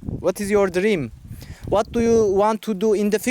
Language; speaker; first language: English; non-native, learner; Turkish